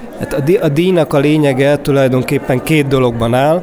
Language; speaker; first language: Hungarian; native; Hungarian